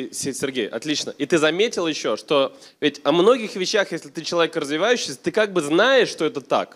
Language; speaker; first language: Russian; native; Russian